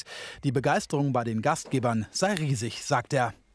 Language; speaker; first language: German; native; German